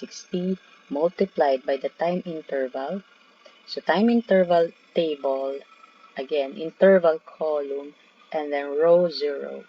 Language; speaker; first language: English; non-native, local second language; Filipino